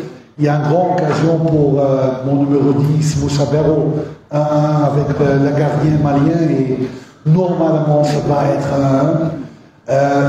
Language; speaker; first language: French; non-native, fluent; Dutch